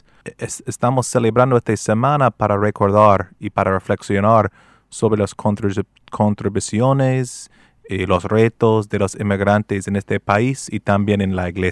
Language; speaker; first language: Spanish; non-native, fluent; English